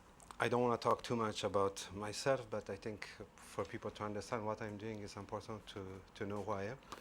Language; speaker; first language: English; non-native, fluent; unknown